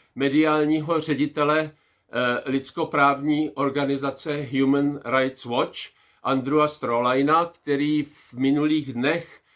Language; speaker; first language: Czech; native; Czech